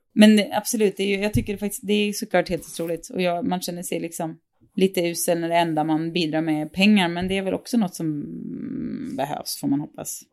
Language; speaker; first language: Swedish; native; Swedish